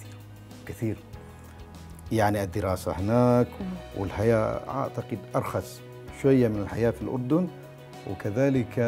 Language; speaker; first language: Arabic; non-native, fluent; Malay